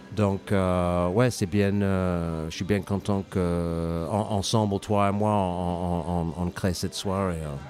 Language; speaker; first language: French; non-native, fluent; English